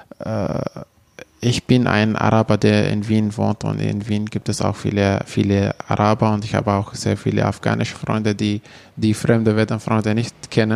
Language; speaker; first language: German; non-native, learner; Arabic